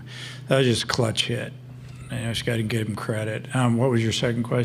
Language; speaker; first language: English; native; English